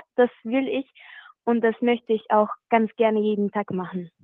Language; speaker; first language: German; non-native, fluent; Russian